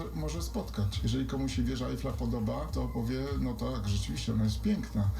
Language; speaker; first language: Polish; native; Polish